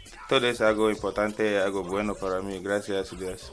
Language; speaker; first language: Spanish; non-native, learner; English